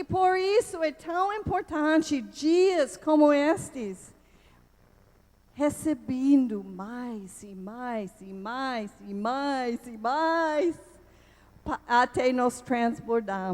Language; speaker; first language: Portuguese; non-native, learner; English